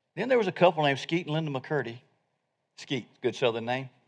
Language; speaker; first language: English; native; English